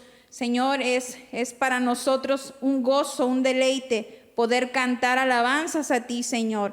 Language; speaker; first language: Spanish; native; Spanish